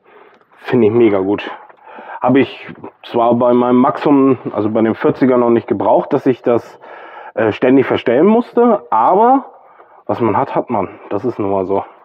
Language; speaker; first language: German; native; German